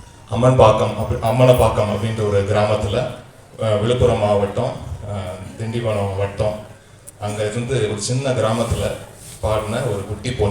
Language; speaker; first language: Tamil; native; Tamil